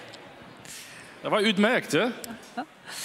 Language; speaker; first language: Swedish; non-native, fluent; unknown